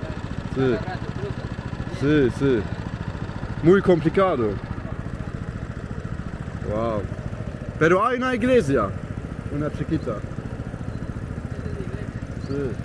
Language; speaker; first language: Spanish; non-native, learner; English